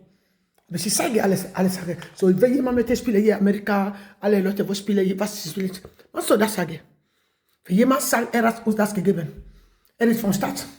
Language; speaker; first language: German; non-native, learner; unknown